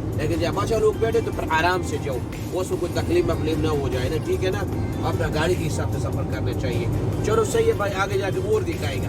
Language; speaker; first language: Urdu; non-native, local second language; Pashto